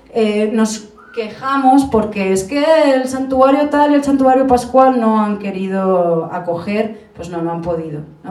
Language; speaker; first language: Spanish; native; Spanish